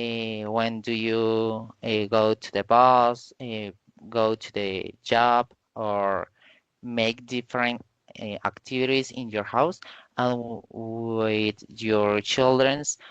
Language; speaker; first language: English; non-native, learner; Spanish